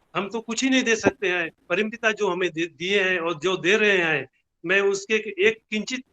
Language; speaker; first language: Hindi; non-native, local second language; Bangla